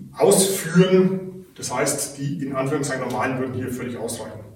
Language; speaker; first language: German; native; German